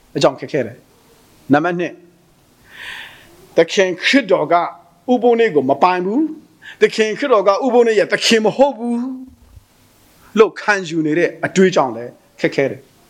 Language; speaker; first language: Burmese; non-native, local second language; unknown